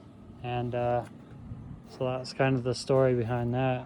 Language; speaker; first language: English; native; English